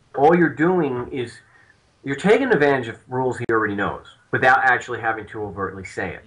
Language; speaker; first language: English; native; English